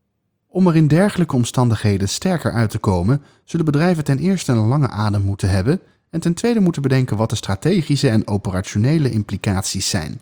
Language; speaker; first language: Dutch; native; Dutch